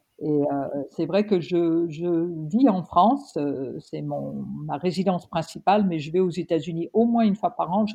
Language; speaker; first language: French; non-native, fluent; English